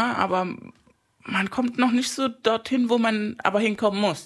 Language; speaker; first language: German; non-native, fluent; Spanish